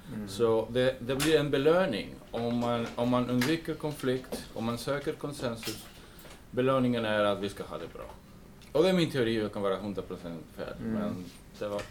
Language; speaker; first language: Swedish; early bilingual, heritage; English